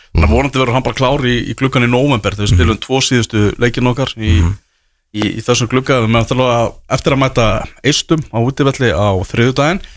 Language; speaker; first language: Icelandic; native; Icelandic